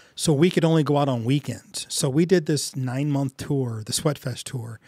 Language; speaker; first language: English; native; English